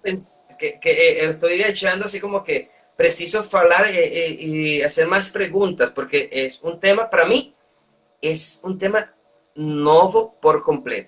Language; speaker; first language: Portuguese; non-native, learner; Spanish